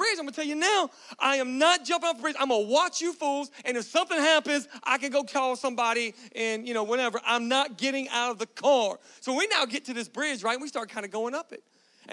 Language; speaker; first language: English; native; English